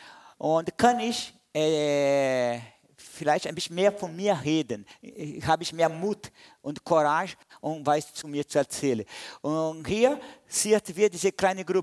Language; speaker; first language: German; non-native, fluent; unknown